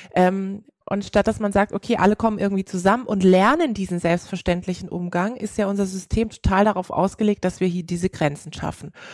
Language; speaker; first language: German; early bilingual, other home language; Turkish